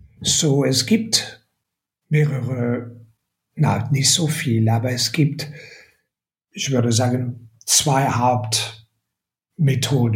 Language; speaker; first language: German; non-native, fluent; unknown